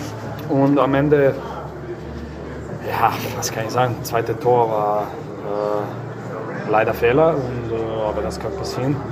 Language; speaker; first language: German; non-native, fluent; Croatian